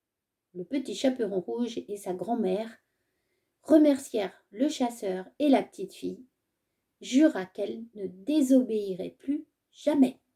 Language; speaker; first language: French; native; French